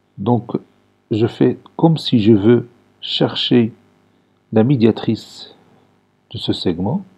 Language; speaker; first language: French; non-native, local second language; Arabic